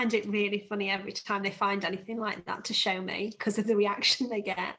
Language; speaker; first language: English; native; English